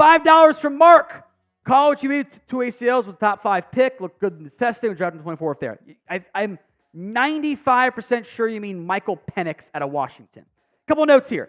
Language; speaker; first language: English; native; English